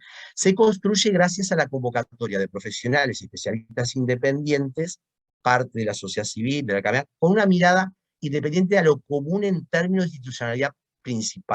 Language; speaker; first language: Spanish; native; Spanish